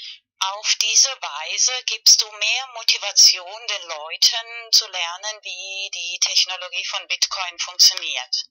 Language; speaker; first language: German; non-native, learner; Spanish